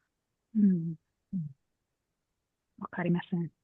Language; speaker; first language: Japanese; non-native, learner; English